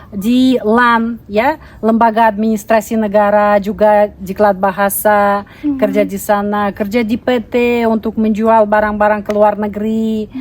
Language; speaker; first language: Indonesian; non-native, fluent; Russian